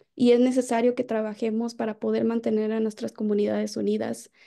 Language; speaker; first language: Spanish; native; Spanish